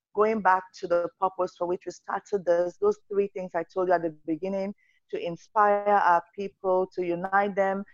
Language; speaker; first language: English; non-native, local second language; Yoruba